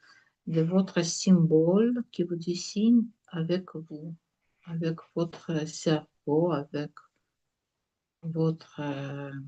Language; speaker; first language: French; non-native, learner; Russian